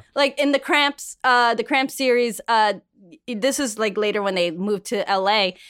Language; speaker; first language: English; early bilingual, other home language; Spanish